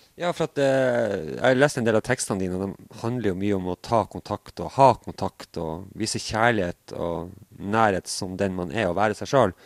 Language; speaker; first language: Norwegian; native; Norwegian